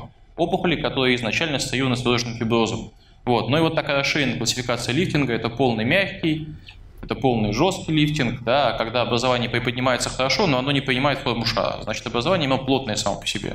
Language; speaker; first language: Russian; native; Russian